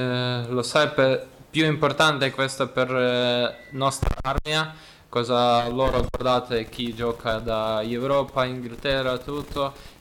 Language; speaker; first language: Italian; non-native, learner; Ukrainian